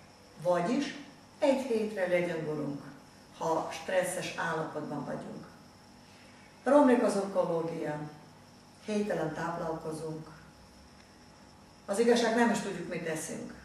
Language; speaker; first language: Hungarian; non-native, fluent; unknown